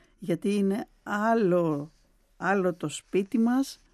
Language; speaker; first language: Greek; native; Greek